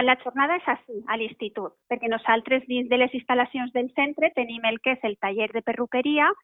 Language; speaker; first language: Catalan; native; Catalan